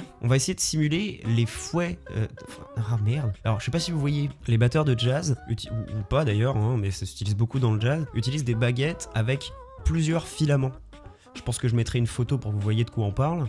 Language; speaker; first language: French; native; French